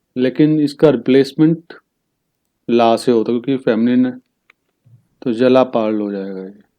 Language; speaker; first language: Hindi; native; Hindi